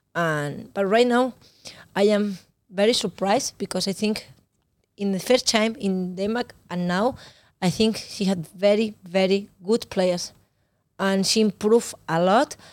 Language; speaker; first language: English; non-native, learner; Spanish